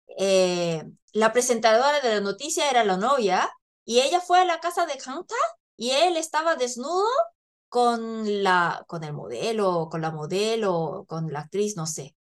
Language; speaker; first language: Spanish; non-native, fluent; Korean